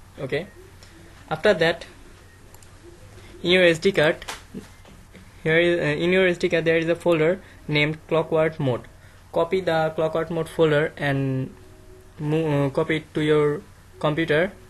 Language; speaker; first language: English; non-native, learner; Bangla